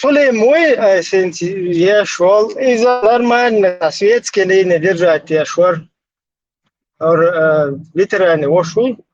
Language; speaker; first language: Russian; non-native, local second language; Chechen